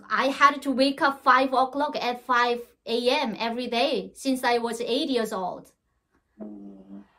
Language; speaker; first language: English; non-native, learner; Korean